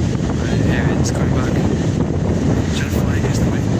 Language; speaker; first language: English; native; English